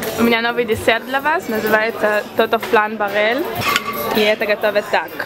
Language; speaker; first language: Russian; early bilingual, heritage; Russian